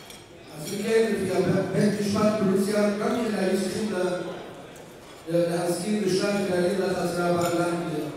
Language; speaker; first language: Hebrew; non-native, fluent; English